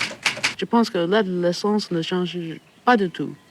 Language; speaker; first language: French; non-native, fluent; English